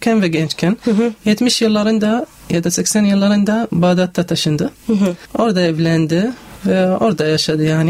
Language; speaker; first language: Turkish; non-native, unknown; Arabic